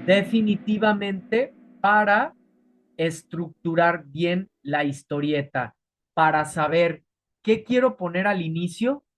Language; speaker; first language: Spanish; native; Spanish